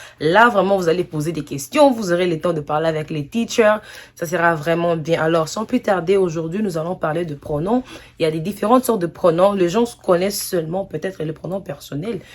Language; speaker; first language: French; non-native, local second language; Lingala